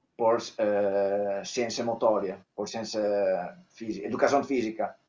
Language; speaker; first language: Portuguese; non-native, learner; Italian